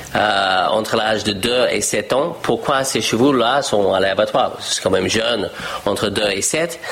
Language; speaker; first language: French; non-native, fluent; English